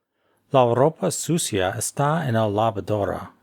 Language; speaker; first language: Spanish; non-native, fluent; English